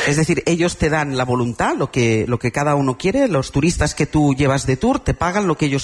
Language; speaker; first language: Spanish; native; Spanish